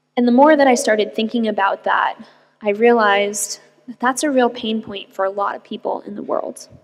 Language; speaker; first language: English; native; English